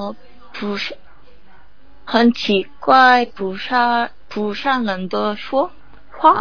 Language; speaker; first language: Chinese; non-native, learner; Korean